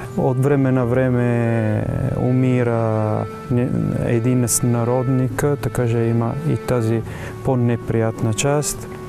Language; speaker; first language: Bulgarian; non-native, fluent; Italian